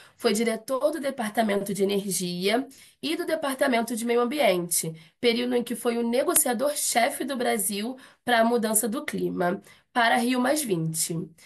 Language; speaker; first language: Portuguese; native; Portuguese